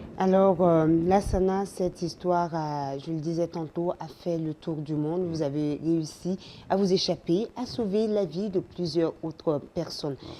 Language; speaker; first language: French; non-native, local second language; Bambara